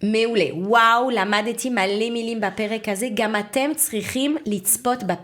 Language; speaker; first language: Hebrew; non-native, fluent; French